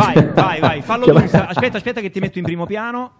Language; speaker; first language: Italian; native; Italian